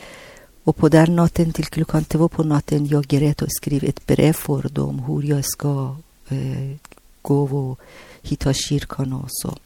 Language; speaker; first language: Swedish; non-native, learner; Persian